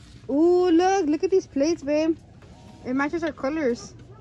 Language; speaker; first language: English; early bilingual, other home language; Spanish